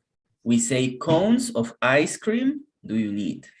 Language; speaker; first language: English; non-native, fluent; Spanish